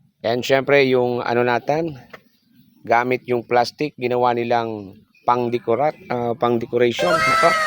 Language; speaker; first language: Filipino; non-native, local second language; Bikol